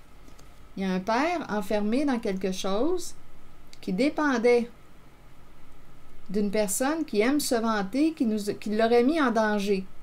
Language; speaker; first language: French; native; French